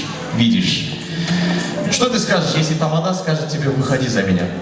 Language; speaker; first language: Russian; non-native, local second language; Kazakh